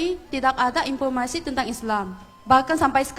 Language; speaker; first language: Indonesian; non-native, fluent; Korean